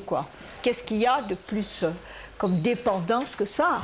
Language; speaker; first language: French; native; French